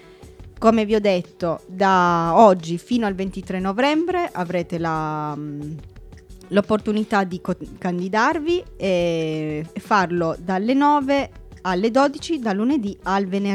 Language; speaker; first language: Italian; native; Italian